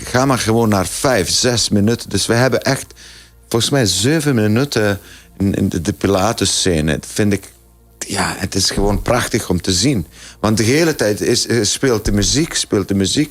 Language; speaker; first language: Dutch; non-native, fluent; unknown